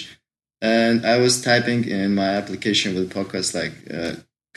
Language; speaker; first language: English; non-native, fluent; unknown